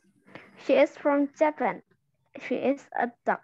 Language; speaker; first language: English; non-native, learner; Indonesian